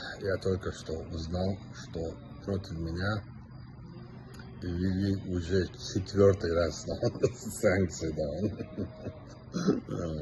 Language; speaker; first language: Russian; non-native, local second language; Chechen